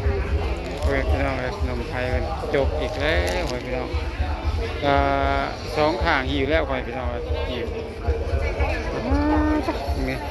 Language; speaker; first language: Thai; non-native, local second language; Lao